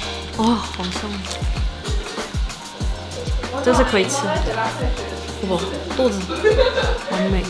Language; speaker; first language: Chinese; non-native, fluent; Korean